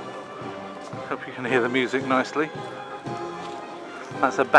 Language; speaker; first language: English; native; English